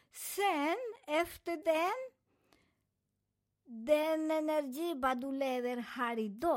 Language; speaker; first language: Swedish; non-native, fluent; Spanish